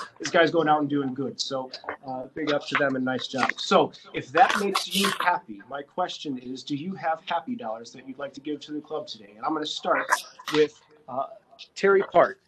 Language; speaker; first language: English; native; English